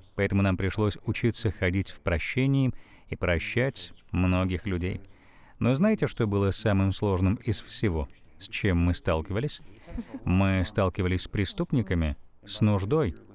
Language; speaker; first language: Russian; non-native, fluent; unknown